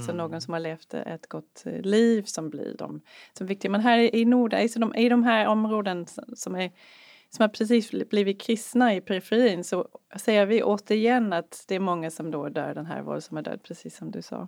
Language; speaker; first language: Swedish; non-native, fluent; English